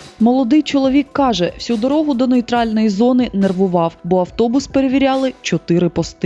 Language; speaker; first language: Ukrainian; native; Ukrainian